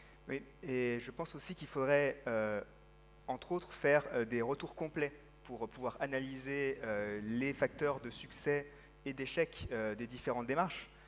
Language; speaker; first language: French; native; French